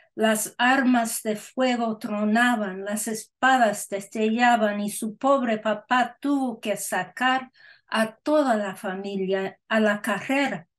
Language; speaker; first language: Spanish; early bilingual, heritage; Spanish